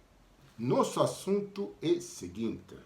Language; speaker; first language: Portuguese; non-native, learner; Lingala